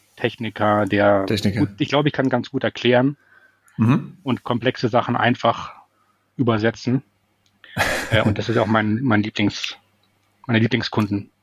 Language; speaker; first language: German; native; German